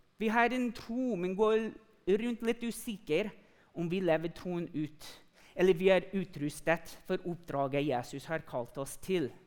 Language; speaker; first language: Norwegian; non-native, fluent; English